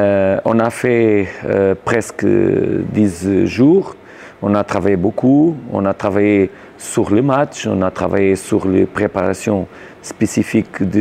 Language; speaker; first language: French; non-native, learner; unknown